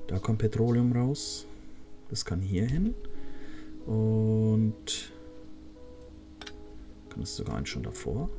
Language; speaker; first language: German; native; German